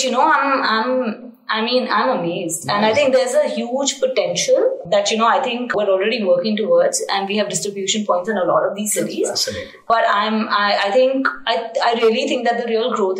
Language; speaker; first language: English; non-native, local second language; Hindi